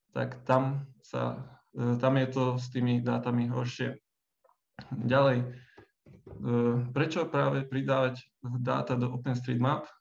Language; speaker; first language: Slovak; native; Slovak